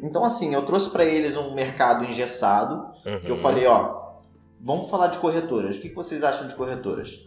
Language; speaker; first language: Portuguese; native; Portuguese